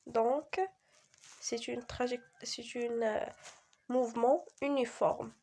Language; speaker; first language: French; non-native, local second language; Arabic